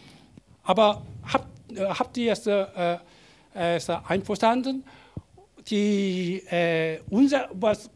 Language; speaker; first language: German; non-native, learner; Korean